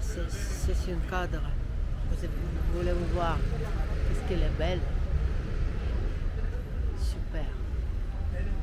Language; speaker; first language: French; non-native, fluent; Russian